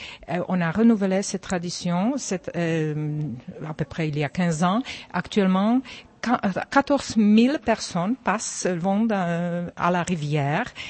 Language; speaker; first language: French; non-native, fluent; Czech